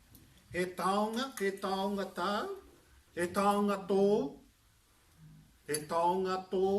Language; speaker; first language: Māori; non-native, learner; English